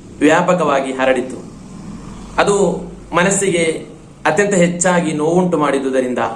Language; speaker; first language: Kannada; non-native, local second language; Malayalam